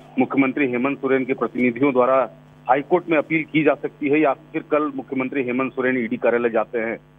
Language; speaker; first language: Hindi; native; Hindi